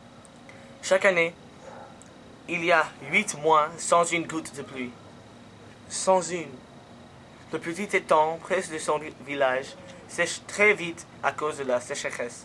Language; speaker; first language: French; non-native, learner; English